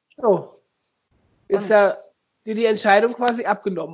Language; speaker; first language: German; native; German